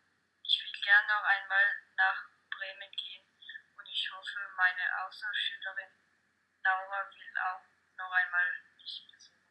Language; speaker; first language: German; non-native, learner; Danish